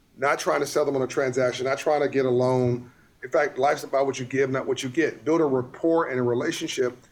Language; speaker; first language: English; native; English